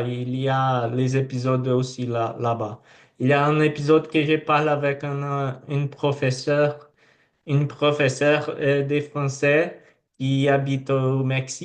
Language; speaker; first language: French; non-native, learner; Portuguese